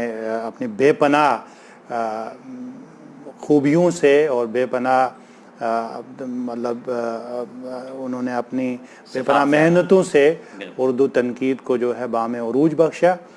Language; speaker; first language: Urdu; native; Urdu